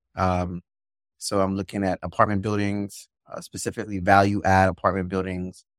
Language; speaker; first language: English; native; English